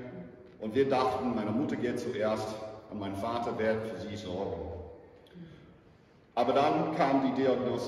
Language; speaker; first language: German; non-native, fluent; English